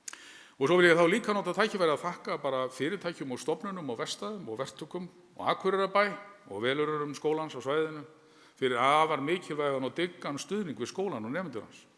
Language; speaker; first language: Icelandic; native; Icelandic